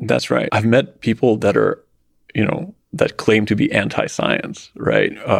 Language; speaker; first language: English; non-native, fluent; Russian